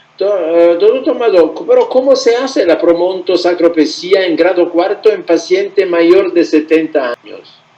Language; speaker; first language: Spanish; non-native, fluent; Italian